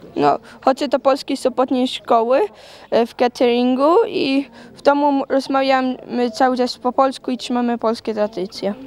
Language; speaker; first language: Polish; early bilingual, heritage; Polish